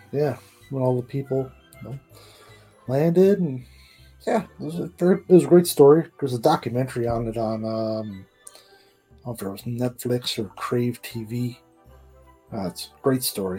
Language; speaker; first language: English; native; English